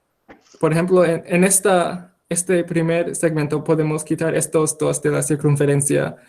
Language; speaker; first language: Spanish; non-native, fluent; English